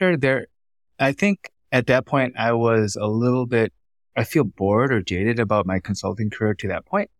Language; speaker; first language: English; early bilingual, other home language; Vietnamese